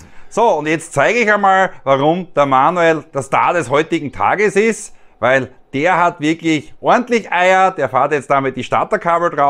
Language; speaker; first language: German; native; German